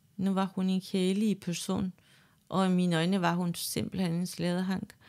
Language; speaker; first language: Danish; non-native, fluent; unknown